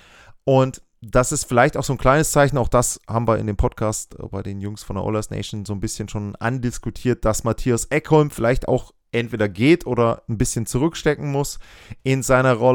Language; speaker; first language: German; native; German